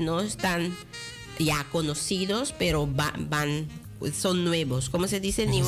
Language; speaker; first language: Spanish; non-native, local second language; Dutch